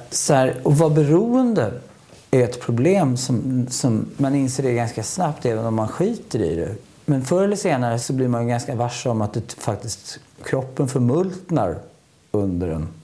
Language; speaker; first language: Swedish; native; Swedish